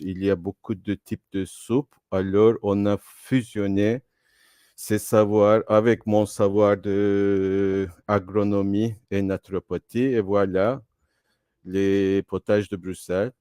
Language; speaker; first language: French; non-native, fluent; Turkish